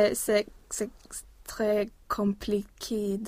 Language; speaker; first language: French; non-native, learner; Swedish